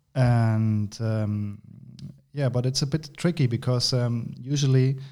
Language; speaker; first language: English; non-native, fluent; German